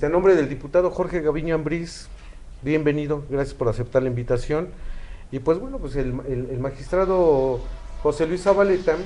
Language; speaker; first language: Spanish; native; Spanish